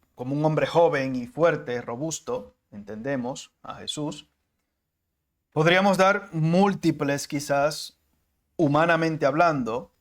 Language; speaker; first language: Spanish; native; Spanish